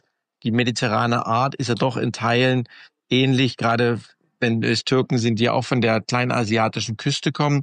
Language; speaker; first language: German; native; German